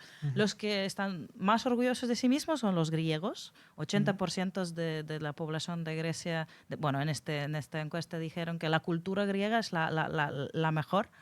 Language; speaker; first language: Spanish; non-native, fluent; Russian